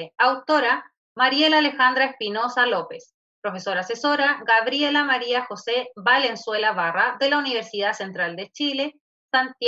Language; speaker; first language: Spanish; native; Spanish